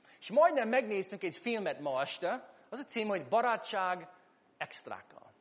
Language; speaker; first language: Hungarian; non-native, fluent; English